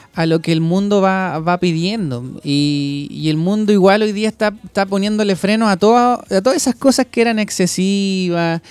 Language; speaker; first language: Spanish; native; Spanish